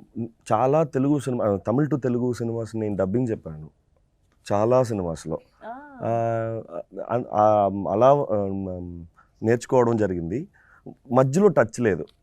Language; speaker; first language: Telugu; non-native, fluent; Tamil